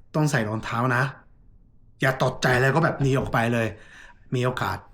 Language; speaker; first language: Thai; non-native, fluent; Japanese